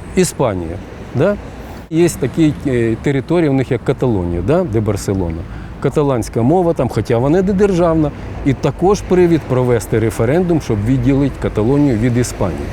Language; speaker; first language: Ukrainian; non-native, local second language; Russian